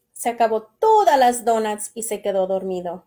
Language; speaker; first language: Spanish; early bilingual, heritage; English